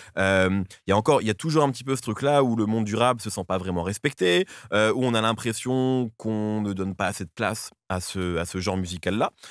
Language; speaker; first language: French; native; French